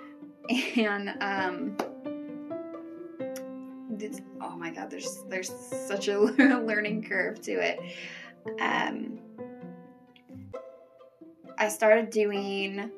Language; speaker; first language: English; native; English